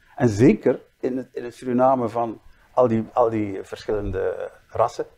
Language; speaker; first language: Dutch; native; Dutch